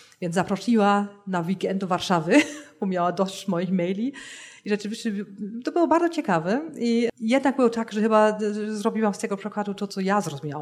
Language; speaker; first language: Polish; non-native, fluent; German